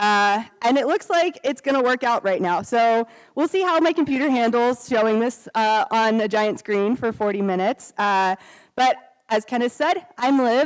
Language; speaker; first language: English; native; English